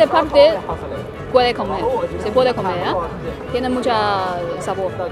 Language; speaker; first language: Spanish; non-native, learner; Chinese